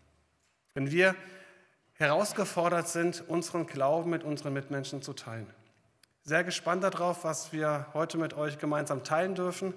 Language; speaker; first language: German; native; German